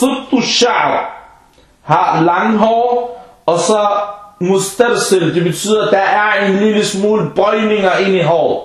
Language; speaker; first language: Danish; non-native, fluent; Arabic